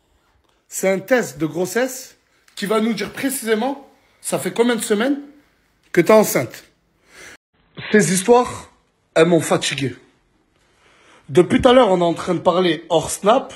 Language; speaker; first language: French; native; French